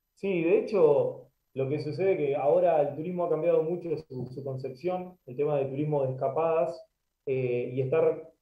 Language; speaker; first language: Spanish; native; Spanish